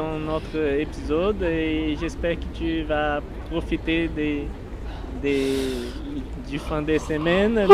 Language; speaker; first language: French; non-native, learner; Portuguese